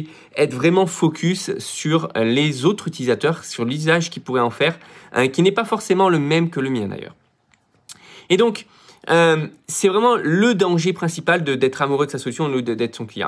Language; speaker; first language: French; native; French